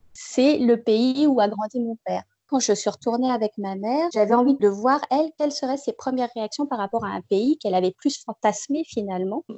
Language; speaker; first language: French; native; French